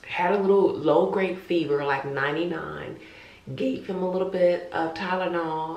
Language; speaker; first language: English; native; English